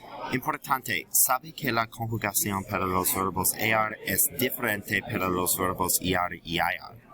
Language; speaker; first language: Spanish; non-native, learner; English